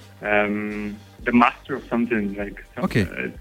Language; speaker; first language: English; non-native, learner; French